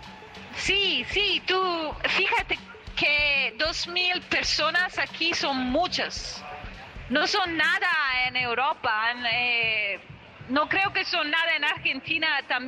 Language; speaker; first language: Spanish; non-native, fluent; Italian